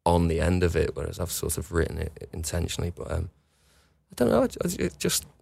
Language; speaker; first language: English; native; English